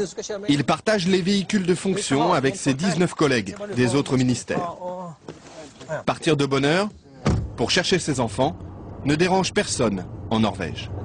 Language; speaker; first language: French; native; French